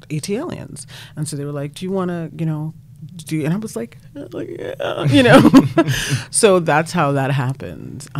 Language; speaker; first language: English; native; English